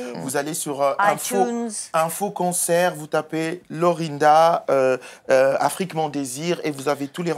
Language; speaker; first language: French; native; French